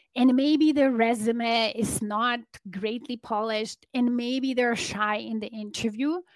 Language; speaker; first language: English; non-native, fluent; Polish